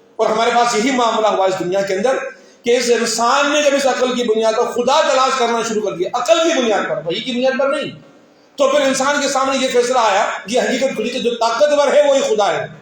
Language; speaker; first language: Urdu; non-native, local second language; Sindhi